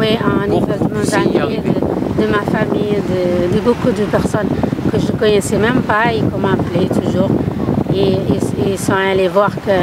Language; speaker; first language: French; non-native, learner; Kabuverdianu